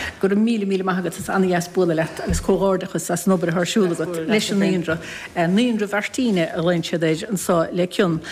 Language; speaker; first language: Irish; native; Irish